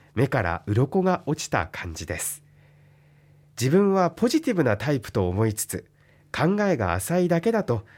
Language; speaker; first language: Japanese; native; Japanese